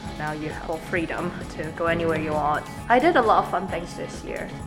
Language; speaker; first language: English; native; English